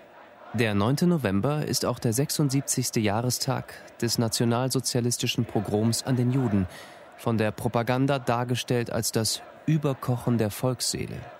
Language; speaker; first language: German; native; German